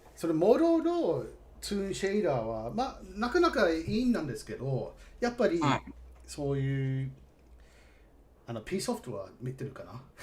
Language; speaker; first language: Japanese; non-native, fluent; English